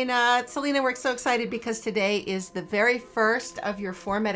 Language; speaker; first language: English; native; English